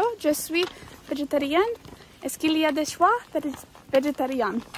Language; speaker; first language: French; non-native, learner; English